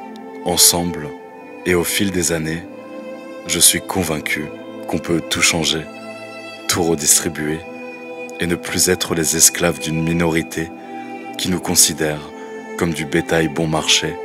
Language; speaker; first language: French; native; French